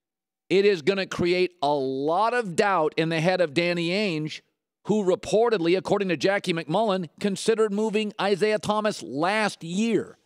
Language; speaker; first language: English; native; English